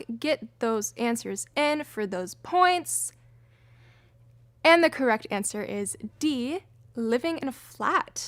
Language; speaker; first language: English; native; English